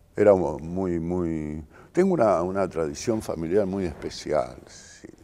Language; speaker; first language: Spanish; native; Spanish